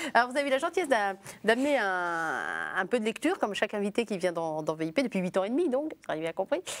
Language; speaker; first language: French; native; French